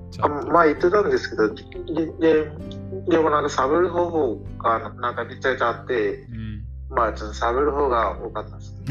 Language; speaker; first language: Japanese; non-native, learner; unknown